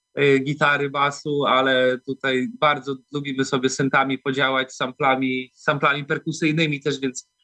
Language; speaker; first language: Polish; native; Polish